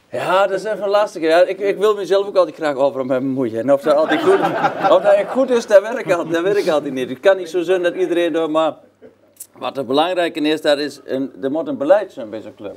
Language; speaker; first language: Dutch; native; Dutch